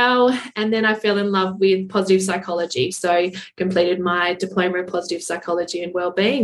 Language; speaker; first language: English; native; English